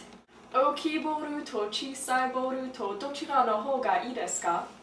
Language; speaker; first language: Japanese; non-native, learner; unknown